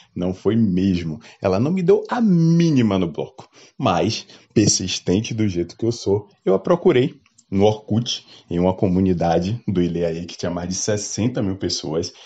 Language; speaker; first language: Portuguese; native; Portuguese